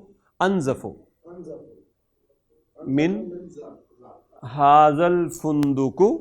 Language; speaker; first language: Arabic; non-native, fluent; Urdu